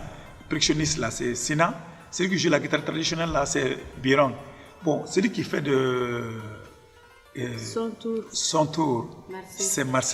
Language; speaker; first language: French; non-native, local second language; Bambara